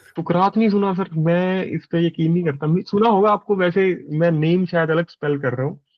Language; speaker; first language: Hindi; non-native, local second language; Punjabi